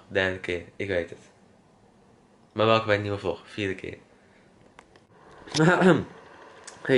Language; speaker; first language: Dutch; native; Dutch